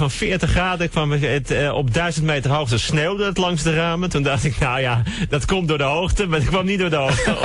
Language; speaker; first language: Dutch; native; Dutch